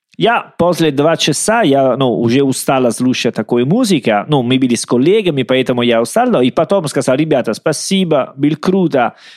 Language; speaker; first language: Russian; non-native, learner; Italian